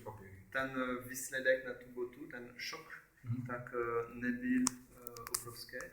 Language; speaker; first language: Czech; non-native, learner; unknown